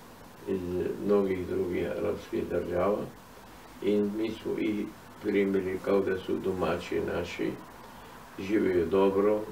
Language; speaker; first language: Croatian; non-native, fluent; Arabic